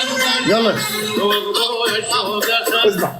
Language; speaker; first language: Arabic; native; Arabic